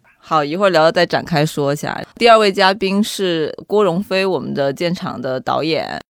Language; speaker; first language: Chinese; native; Chinese